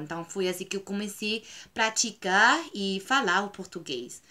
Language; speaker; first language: Portuguese; non-native, fluent; Spanish